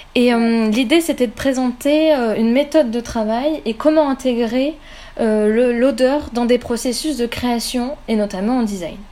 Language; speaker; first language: French; native; French